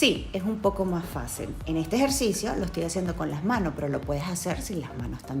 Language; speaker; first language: Spanish; native; Spanish